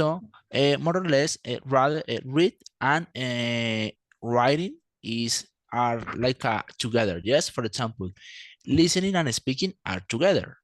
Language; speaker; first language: English; non-native, fluent; Spanish